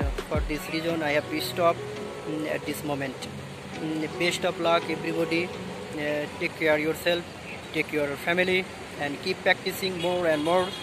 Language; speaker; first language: English; non-native, learner; Bangla